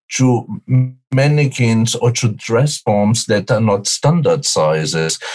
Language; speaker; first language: English; non-native, fluent; Portuguese